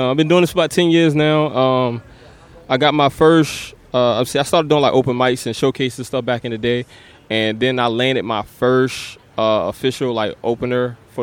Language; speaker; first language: English; native; English